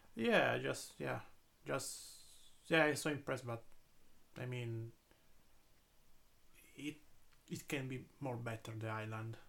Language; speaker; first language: English; non-native, learner; Italian